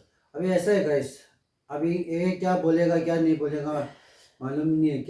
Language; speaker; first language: Hindi; non-native, local second language; Tibetan